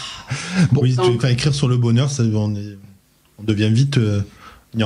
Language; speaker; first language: French; native; French